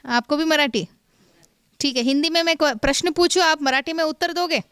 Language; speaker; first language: Hindi; non-native, local second language; Kannada